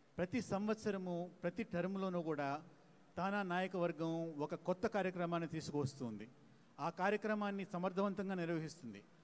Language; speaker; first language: Telugu; native; Telugu